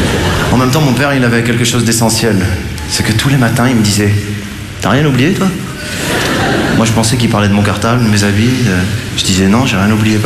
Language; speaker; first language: French; native; French